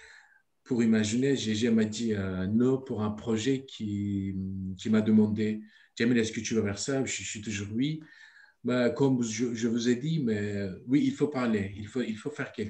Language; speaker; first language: French; non-native, learner; Turkish